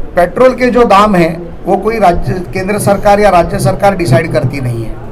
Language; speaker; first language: Hindi; non-native, local second language; Marathi